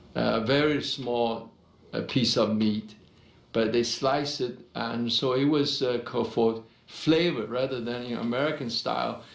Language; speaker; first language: English; non-native, fluent; Chinese